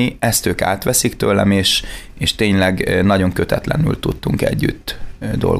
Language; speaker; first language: Hungarian; native; Hungarian